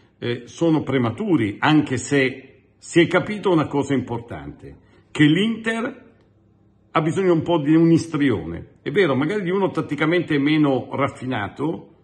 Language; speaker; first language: Italian; native; Italian